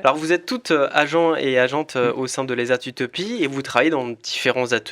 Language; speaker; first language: French; native; French